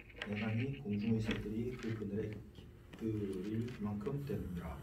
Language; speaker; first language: Korean; native; Korean